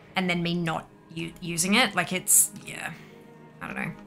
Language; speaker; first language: English; native; English